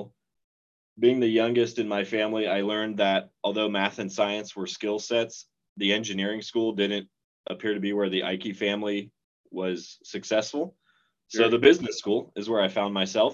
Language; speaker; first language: English; native; English